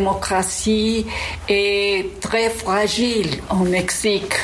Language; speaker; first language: French; non-native, fluent; Spanish